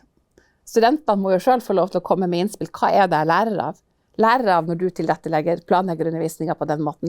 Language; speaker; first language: Norwegian; native; Norwegian